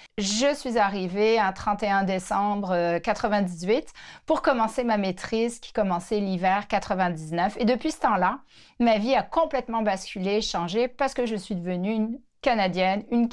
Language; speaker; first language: French; native; French